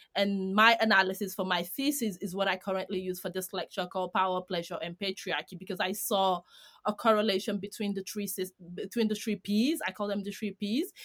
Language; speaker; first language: English; non-native, fluent; Greek